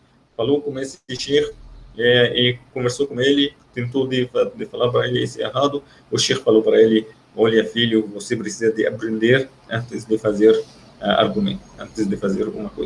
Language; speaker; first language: Portuguese; non-native, fluent; Arabic